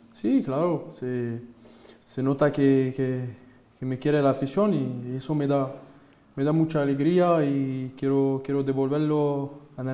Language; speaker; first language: Spanish; non-native, fluent; French